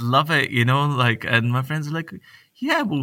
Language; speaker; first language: English; native; English